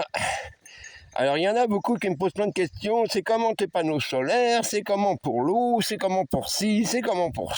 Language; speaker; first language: French; native; French